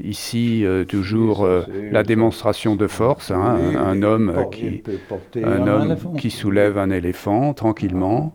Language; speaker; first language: French; native; French